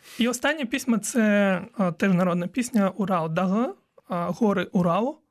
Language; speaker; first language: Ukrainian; non-native, local second language; Crimean Tatar